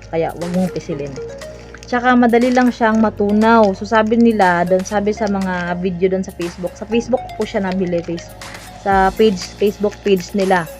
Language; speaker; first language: Filipino; non-native, local second language; Cebuano